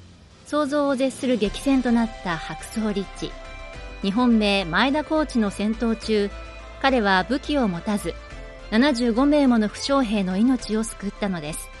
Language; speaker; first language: Japanese; native; Japanese